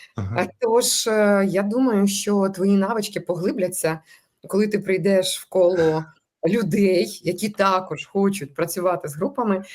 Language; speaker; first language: Ukrainian; non-native, local second language; Russian